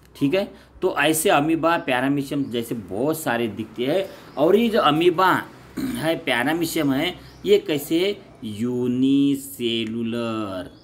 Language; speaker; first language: Hindi; non-native, local second language; Marathi